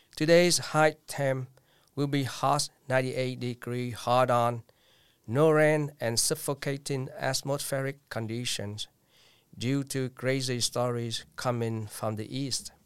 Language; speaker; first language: English; non-native, fluent; Vietnamese